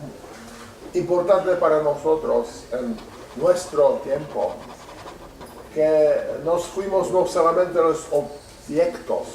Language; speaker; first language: Spanish; non-native, learner; Czech